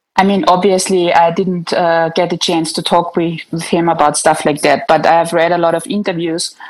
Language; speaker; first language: English; non-native, fluent; German